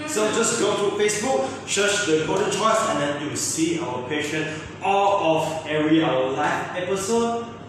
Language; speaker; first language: English; non-native, local second language; Chinese